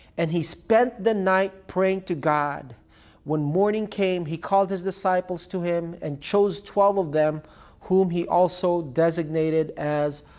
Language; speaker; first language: English; early bilingual, other home language; Filipino